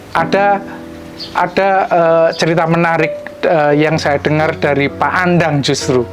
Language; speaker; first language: Indonesian; non-native, local second language; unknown